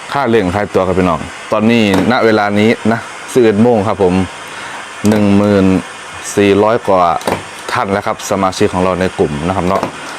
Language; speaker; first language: Thai; native; Thai